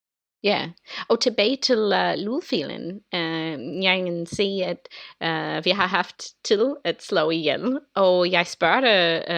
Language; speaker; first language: Danish; non-native, learner; English